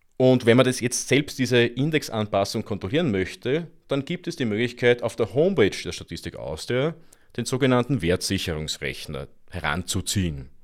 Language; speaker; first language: German; native; German